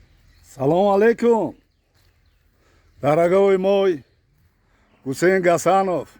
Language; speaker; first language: Russian; non-native, learner; Tajik